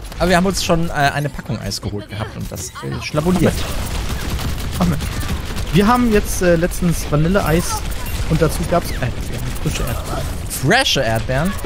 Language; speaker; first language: German; native; German